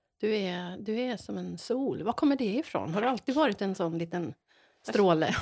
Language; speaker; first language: Swedish; native; Swedish